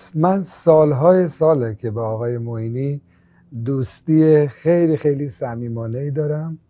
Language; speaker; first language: Persian; non-native, local second language; Armenian